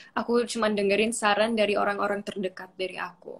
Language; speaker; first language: Indonesian; early bilingual, other home language; English